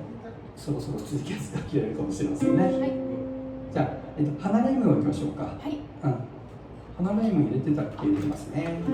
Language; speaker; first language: Japanese; native; Japanese